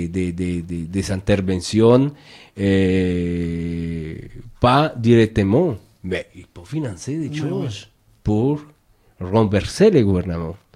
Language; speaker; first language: French; non-native, fluent; Spanish